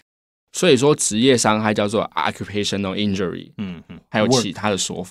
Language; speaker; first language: Chinese; native; Chinese